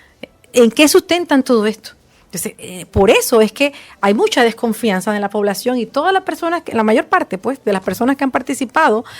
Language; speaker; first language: Spanish; native; Spanish